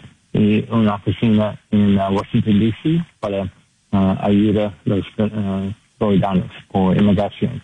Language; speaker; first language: Spanish; non-native, learner; English